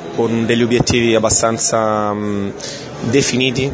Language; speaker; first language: Italian; non-native, fluent; Portuguese